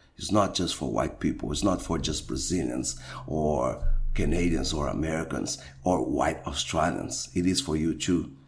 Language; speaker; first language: English; non-native, fluent; Portuguese